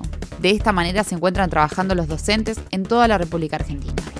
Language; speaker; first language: Spanish; native; Spanish